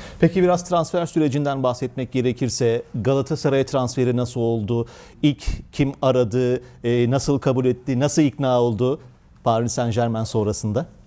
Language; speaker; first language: Turkish; native; Turkish